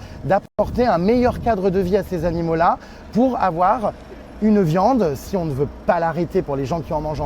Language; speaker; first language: French; native; French